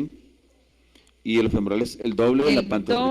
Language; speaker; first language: Spanish; native; Spanish